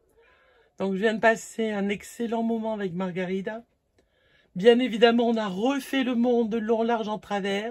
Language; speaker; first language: French; native; French